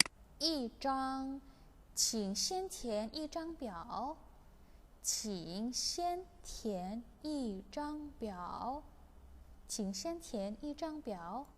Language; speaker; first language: Chinese; non-native, fluent; Indonesian